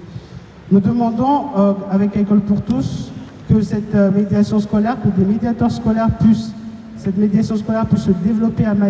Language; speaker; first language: French; non-native, local second language; Comorian